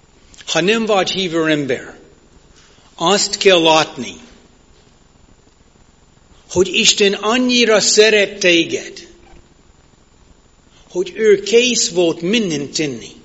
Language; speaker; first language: Hungarian; non-native, fluent; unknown